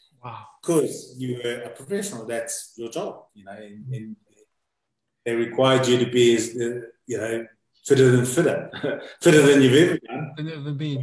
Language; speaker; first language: English; native; English